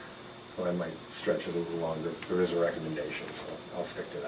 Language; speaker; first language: English; native; English